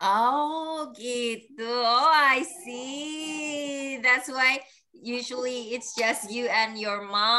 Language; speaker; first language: English; non-native, fluent; Indonesian